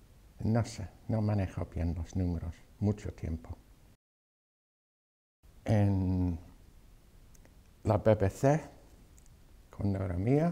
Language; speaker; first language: Spanish; non-native, fluent; English